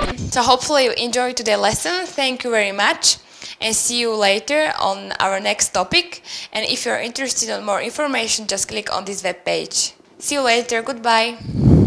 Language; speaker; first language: English; non-native, fluent; Slovak